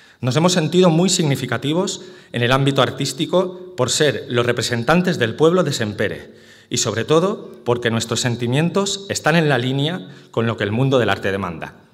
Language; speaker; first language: Spanish; native; Spanish